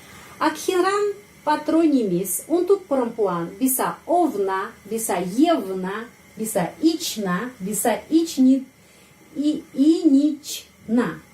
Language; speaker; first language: Indonesian; non-native, fluent; Russian